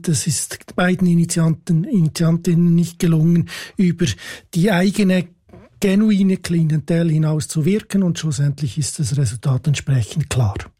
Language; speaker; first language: German; native; German